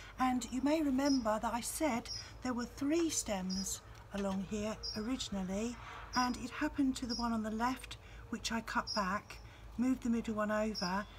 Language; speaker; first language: English; native; English